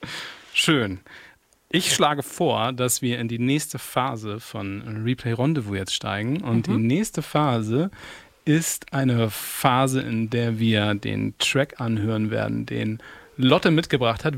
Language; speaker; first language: German; native; German